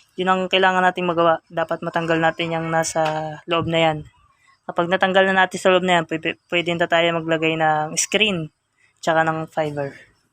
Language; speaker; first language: Filipino; native; Filipino